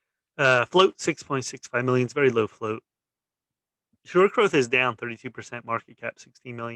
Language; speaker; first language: English; native; English